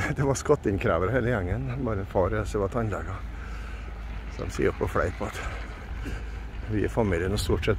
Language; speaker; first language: Norwegian; native; Norwegian